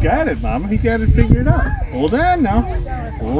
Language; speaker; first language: English; native; English